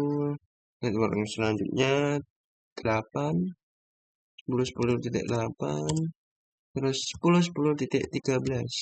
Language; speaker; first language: Indonesian; native; Indonesian